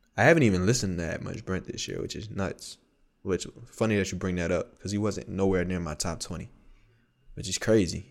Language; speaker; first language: English; native; English